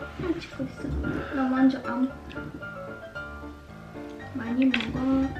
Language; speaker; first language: Korean; non-native, learner; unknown